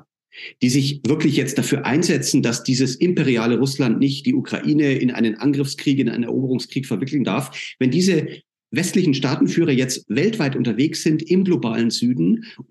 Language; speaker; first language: German; native; German